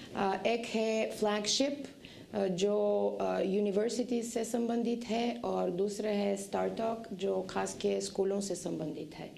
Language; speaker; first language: Hindi; non-native, fluent; Bulgarian